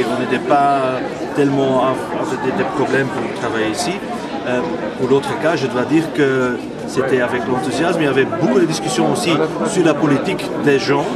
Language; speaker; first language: French; non-native, local second language; Dutch